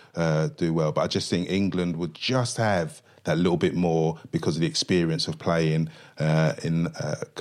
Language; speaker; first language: English; native; English